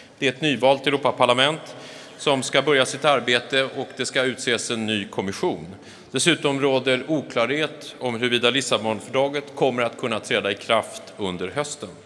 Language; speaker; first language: Swedish; native; Swedish